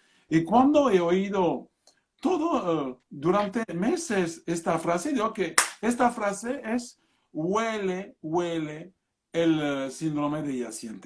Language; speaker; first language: Spanish; non-native, fluent; French